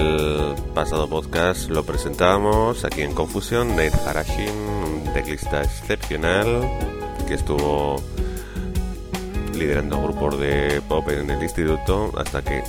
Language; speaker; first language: Spanish; native; Spanish